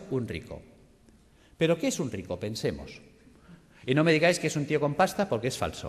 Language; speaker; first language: Spanish; native; Spanish